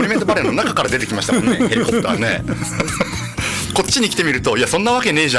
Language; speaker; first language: Japanese; native; Japanese